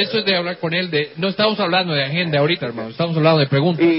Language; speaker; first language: Spanish; native; Spanish